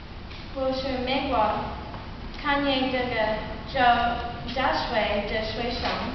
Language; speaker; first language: Chinese; non-native, learner; English